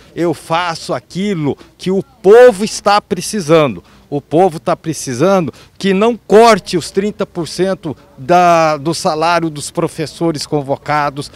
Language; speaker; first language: Portuguese; native; Portuguese